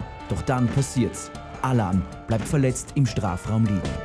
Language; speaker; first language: German; native; German